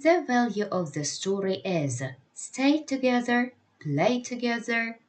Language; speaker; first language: English; non-native, fluent; Ukrainian